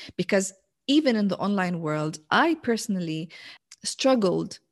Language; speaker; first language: English; non-native, fluent; Arabic